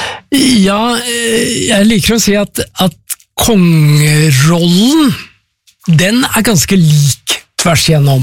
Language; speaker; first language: Norwegian; native; Norwegian